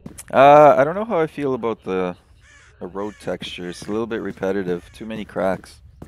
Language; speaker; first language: English; early bilingual, other home language; Russian